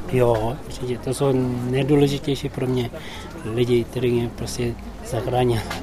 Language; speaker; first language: Czech; non-native, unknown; Tibetan